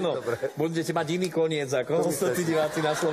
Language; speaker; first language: Slovak; native; Slovak